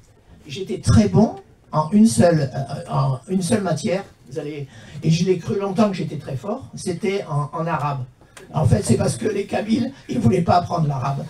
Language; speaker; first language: French; native; French